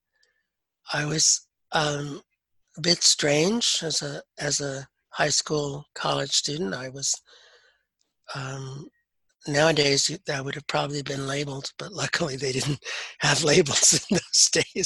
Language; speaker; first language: English; native; English